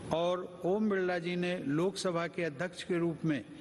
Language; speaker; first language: Hindi; native; Hindi